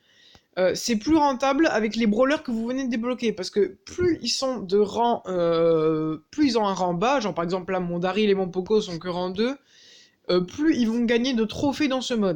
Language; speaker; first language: French; native; French